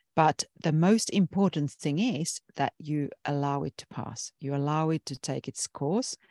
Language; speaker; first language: English; non-native, fluent; Finnish